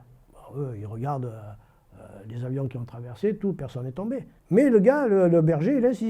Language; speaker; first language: French; native; French